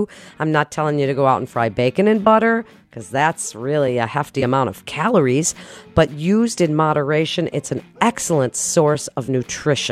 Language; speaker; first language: English; native; English